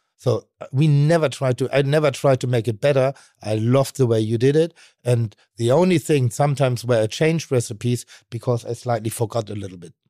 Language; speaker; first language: English; non-native, fluent; German